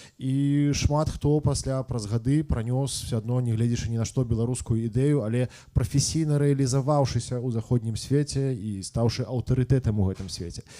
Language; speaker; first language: Belarusian; non-native, local second language; Russian